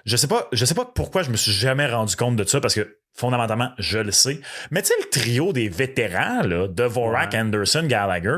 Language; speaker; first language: French; native; French